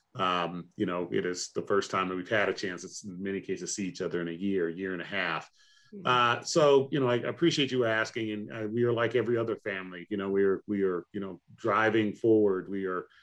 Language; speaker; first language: English; native; English